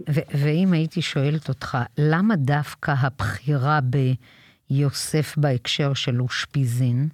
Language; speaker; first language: Hebrew; native; Hebrew